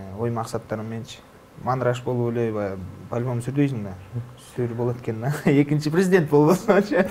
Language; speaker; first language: Kyrgyz; non-native, local second language; Russian